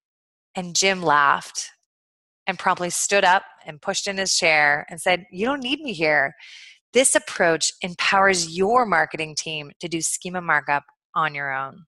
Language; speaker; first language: English; native; English